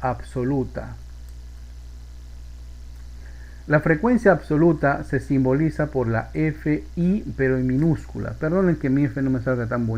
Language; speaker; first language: Spanish; native; Spanish